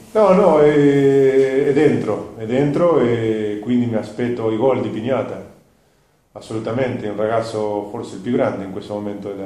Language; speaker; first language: Italian; non-native, fluent; Spanish